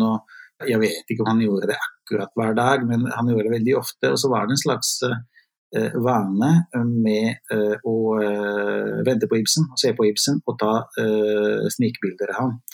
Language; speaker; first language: Norwegian; non-native, fluent; Italian